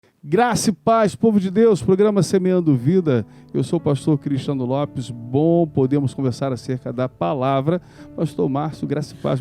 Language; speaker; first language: Portuguese; native; Portuguese